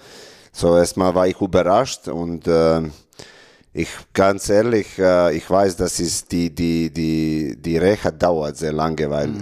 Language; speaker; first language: German; non-native, learner; Serbian